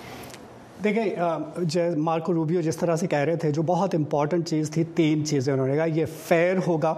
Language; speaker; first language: Urdu; native; Urdu